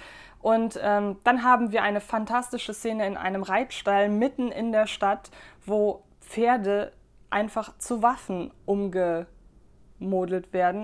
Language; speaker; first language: German; native; German